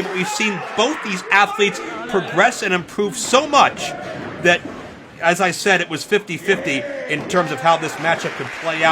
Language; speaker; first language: English; native; English